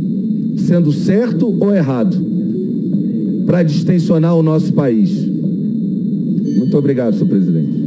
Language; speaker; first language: Portuguese; native; Portuguese